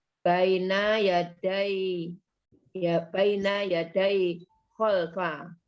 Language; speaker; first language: Arabic; non-native, learner; Indonesian